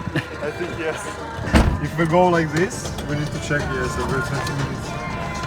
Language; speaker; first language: English; non-native, learner; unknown